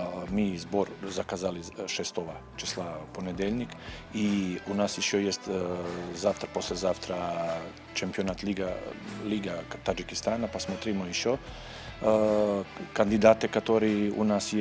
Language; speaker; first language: Russian; non-native, learner; Serbian